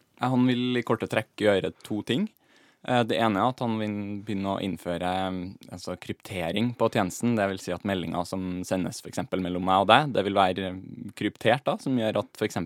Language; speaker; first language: Norwegian; native; Norwegian